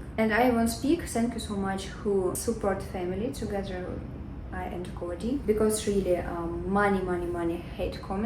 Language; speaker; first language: English; non-native, learner; Russian